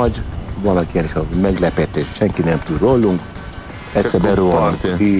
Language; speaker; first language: Hungarian; non-native, learner; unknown